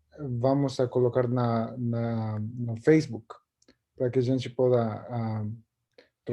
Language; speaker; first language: Portuguese; non-native, learner; Spanish